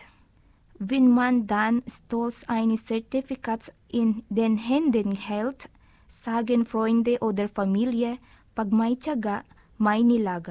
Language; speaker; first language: German; non-native, learner; Filipino